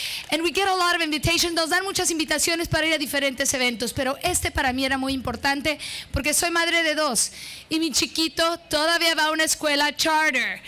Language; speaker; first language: Spanish; native; Spanish